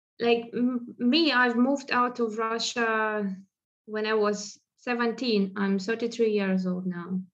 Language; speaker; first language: English; non-native, fluent; Russian